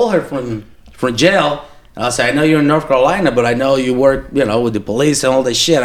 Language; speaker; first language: English; non-native, fluent; Spanish